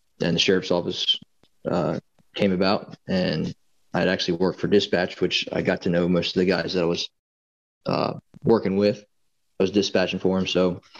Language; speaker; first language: English; native; English